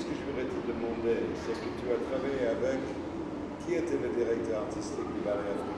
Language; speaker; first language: French; non-native, fluent; English